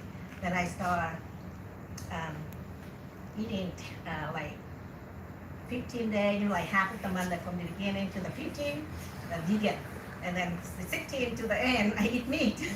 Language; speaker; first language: English; non-native, learner; Vietnamese